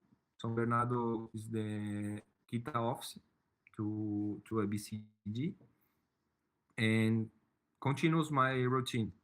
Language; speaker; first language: English; non-native, learner; Portuguese